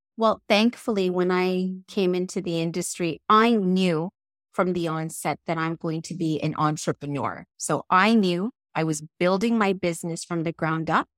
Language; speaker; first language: English; native; English